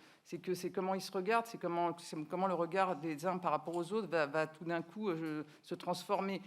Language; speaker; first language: French; native; French